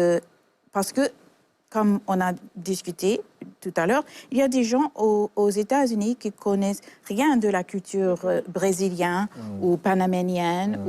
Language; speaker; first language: French; non-native, fluent; English